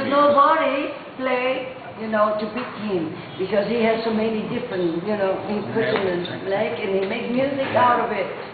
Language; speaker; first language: English; non-native, learner; Vietnamese